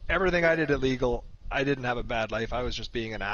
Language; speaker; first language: English; native; English